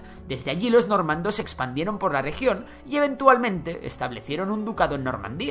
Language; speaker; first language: Spanish; native; Spanish